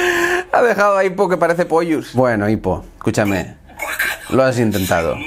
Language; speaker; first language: Spanish; native; Spanish